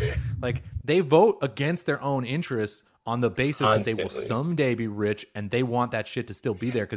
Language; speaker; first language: English; early bilingual, other home language; Hebrew